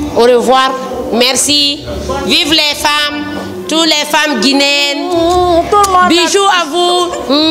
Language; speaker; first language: French; non-native, local second language; Fula